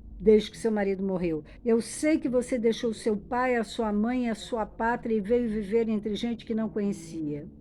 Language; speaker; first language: Portuguese; native; Portuguese